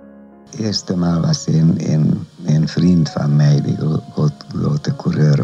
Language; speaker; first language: Dutch; non-native, fluent; Hungarian